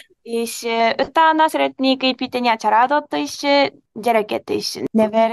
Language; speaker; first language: Hungarian; non-native, learner; Japanese